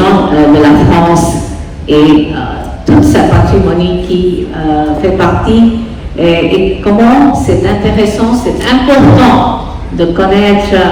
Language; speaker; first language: French; non-native, fluent; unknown